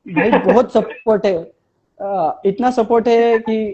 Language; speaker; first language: Hindi; non-native, local second language; Marathi